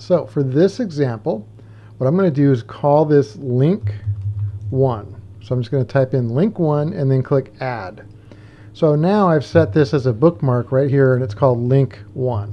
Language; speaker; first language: English; native; English